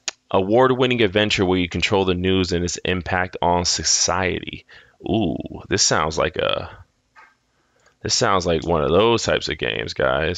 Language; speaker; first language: English; native; English